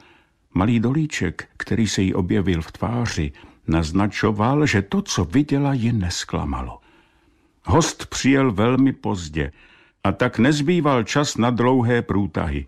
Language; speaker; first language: Czech; native; Czech